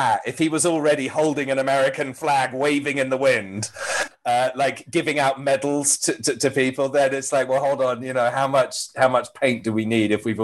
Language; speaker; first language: English; native; English